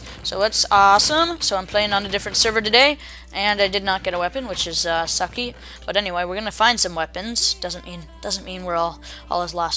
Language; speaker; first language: English; native; English